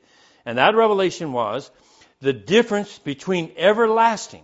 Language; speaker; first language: English; native; English